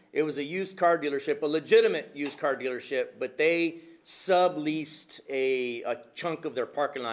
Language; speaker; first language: English; early bilingual, other home language; Spanish